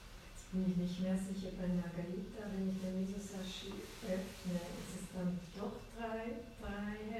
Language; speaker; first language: German; non-native, fluent; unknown